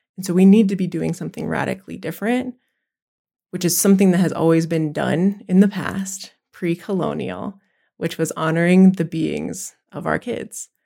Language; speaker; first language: English; native; English